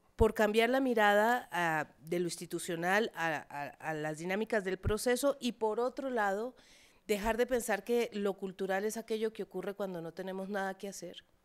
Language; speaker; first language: Spanish; native; Spanish